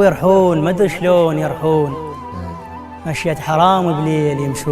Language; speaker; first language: Arabic; native; Arabic